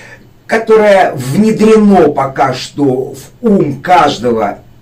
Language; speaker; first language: Russian; native; Russian